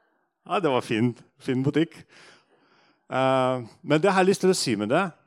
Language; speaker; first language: Norwegian; non-native, fluent; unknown